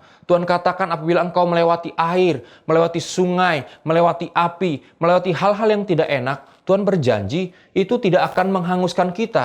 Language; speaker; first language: Indonesian; native; Indonesian